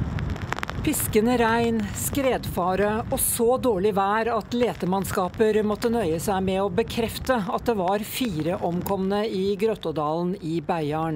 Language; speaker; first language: Norwegian; native; Norwegian